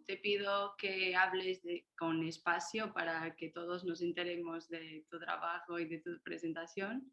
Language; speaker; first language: Spanish; non-native, fluent; Portuguese